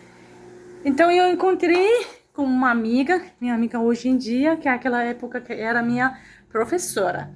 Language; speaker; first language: Portuguese; non-native, fluent; Persian